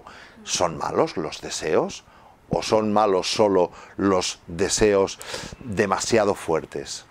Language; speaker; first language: Spanish; native; Spanish